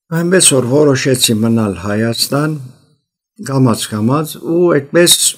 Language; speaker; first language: Armenian; early bilingual, heritage; Armenian